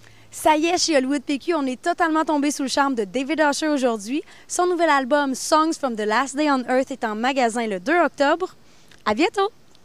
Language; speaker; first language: French; native; French